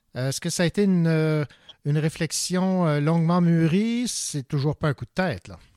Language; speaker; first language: French; native; French